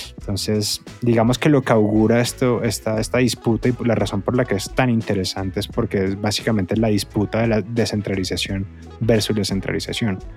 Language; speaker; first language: Spanish; native; Spanish